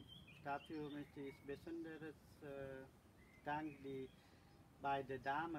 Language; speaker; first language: German; non-native, learner; Sinhala